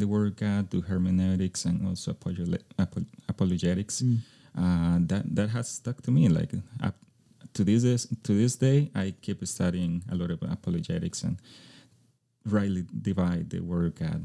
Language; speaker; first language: English; non-native, fluent; Spanish